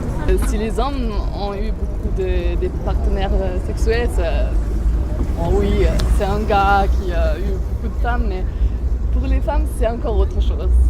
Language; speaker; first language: French; non-native, fluent; German